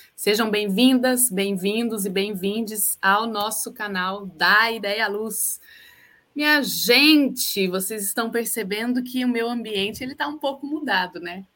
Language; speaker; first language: Portuguese; native; Portuguese